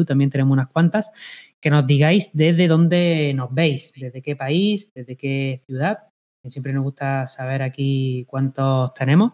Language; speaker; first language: Spanish; native; Spanish